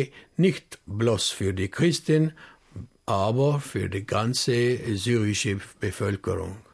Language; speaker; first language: German; non-native, fluent; Arabic